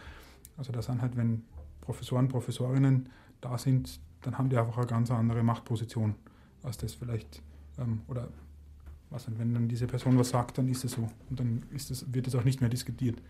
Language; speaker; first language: German; native; German